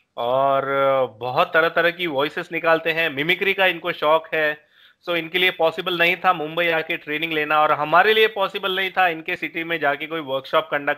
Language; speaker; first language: Hindi; native; Hindi